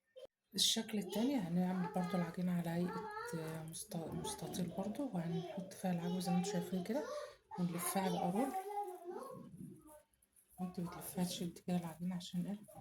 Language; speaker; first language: Arabic; native; Arabic